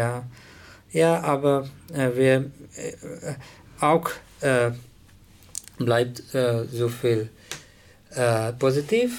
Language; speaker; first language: German; non-native, learner; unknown